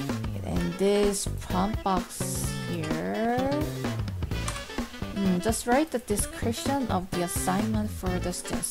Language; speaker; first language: English; non-native, fluent; Korean